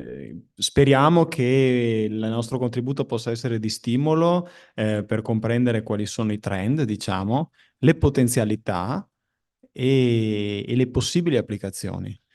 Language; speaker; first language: Italian; native; Italian